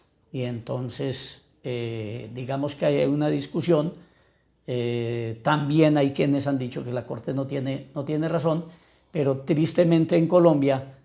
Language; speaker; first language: Spanish; native; Spanish